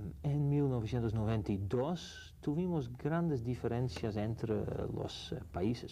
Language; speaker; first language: Spanish; non-native, fluent; Dutch